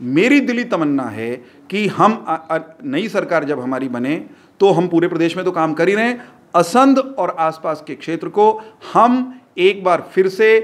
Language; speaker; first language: Hindi; native; Hindi